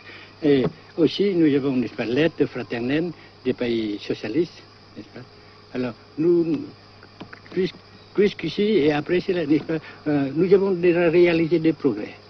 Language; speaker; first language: French; non-native, fluent; Vietnamese